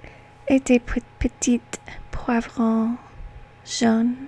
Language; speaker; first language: French; non-native, learner; English